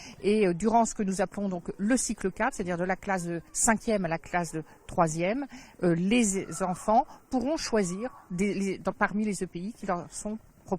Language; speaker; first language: French; native; French